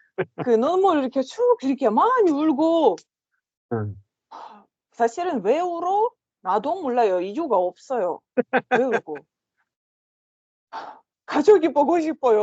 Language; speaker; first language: Korean; non-native, learner; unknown